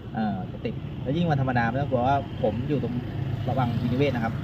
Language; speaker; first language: Thai; native; Thai